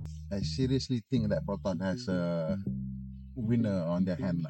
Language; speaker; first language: English; non-native, local second language; Malay